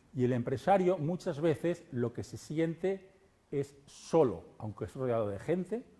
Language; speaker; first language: Spanish; native; Spanish